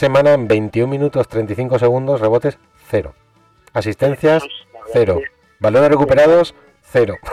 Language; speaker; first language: Spanish; native; Spanish